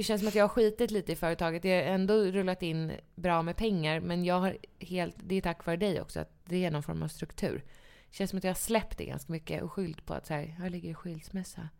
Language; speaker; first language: Swedish; native; Swedish